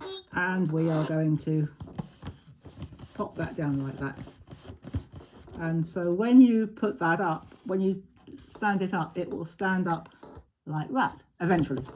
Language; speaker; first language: English; native; English